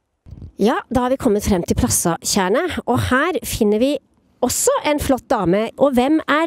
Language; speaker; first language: Norwegian; native; Norwegian